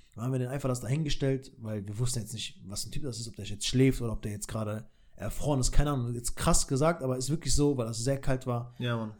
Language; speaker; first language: German; early bilingual, other home language; Albanian